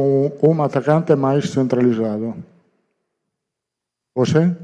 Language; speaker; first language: Portuguese; non-native, learner; Italian